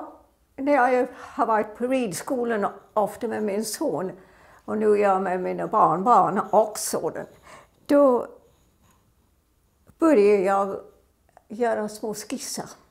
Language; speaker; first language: Swedish; non-native, fluent; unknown